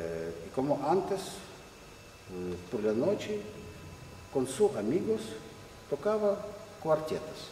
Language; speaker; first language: Spanish; non-native, learner; Russian